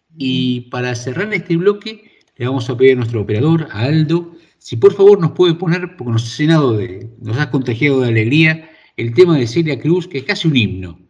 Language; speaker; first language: Spanish; native; Spanish